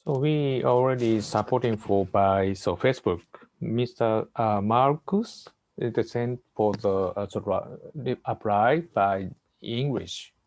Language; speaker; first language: English; non-native, learner; Japanese